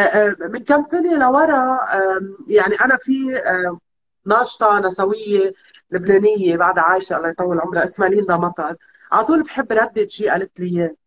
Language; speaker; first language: Arabic; native; Arabic